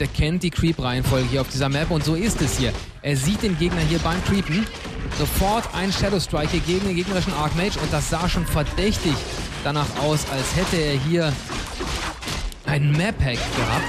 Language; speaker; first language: German; native; German